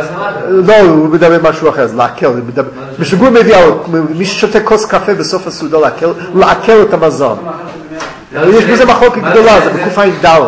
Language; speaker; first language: Hebrew; non-native, fluent; English